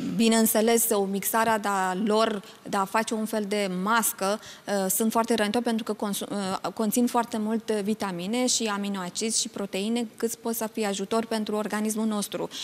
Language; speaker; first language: Romanian; non-native, fluent; Turkish